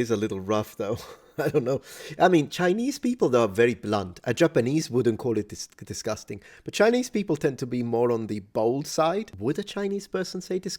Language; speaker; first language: English; non-native, fluent; Italian